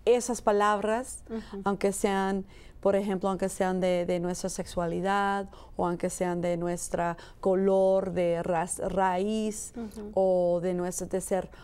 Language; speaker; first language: Spanish; early bilingual, heritage; Spanish